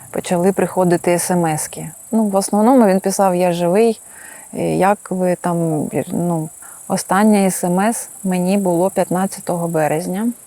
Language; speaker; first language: Ukrainian; non-native, local second language; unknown